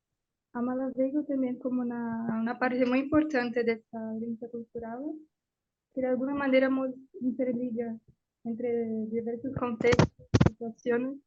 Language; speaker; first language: Spanish; non-native, learner; Portuguese